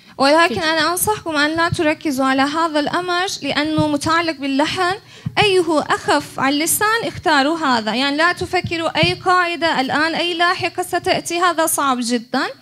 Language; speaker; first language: Arabic; non-native, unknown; Turkish